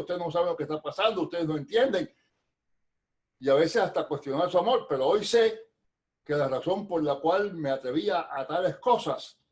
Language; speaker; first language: Spanish; native; Spanish